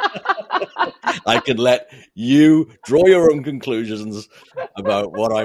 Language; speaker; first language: English; non-native, local second language; Welsh